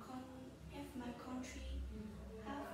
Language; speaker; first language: English; non-native, learner; Vietnamese